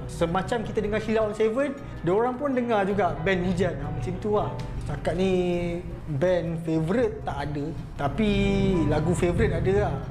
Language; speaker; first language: Malay; native; Malay